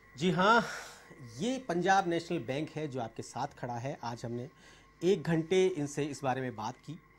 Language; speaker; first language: Hindi; native; Hindi